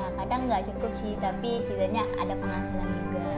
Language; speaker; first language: Indonesian; native; Indonesian